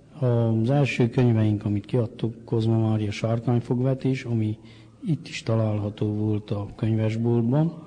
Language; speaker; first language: Hungarian; native; Hungarian